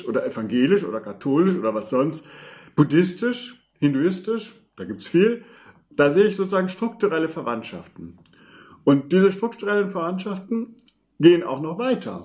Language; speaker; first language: German; native; German